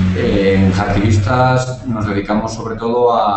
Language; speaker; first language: Spanish; native; Spanish